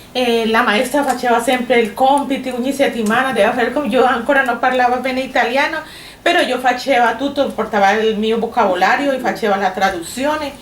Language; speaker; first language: Italian; non-native, learner; Spanish